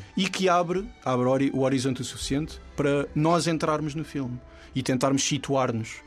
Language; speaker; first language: Portuguese; native; Portuguese